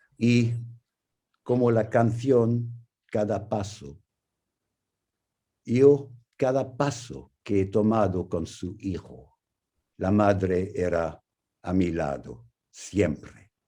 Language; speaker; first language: Spanish; non-native, fluent; English